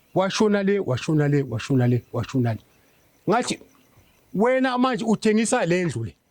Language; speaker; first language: Zulu; native; Zulu